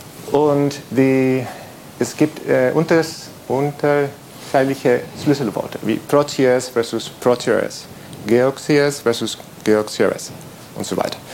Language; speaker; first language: German; non-native, fluent; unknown